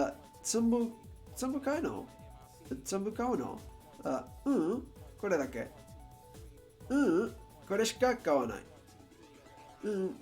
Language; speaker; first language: Japanese; non-native, learner; Spanish